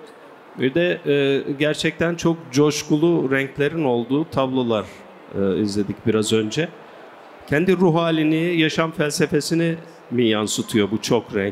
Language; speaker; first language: Turkish; native; Turkish